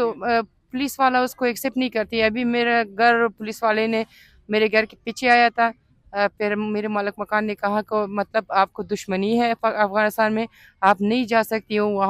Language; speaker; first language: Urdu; non-native, fluent; Persian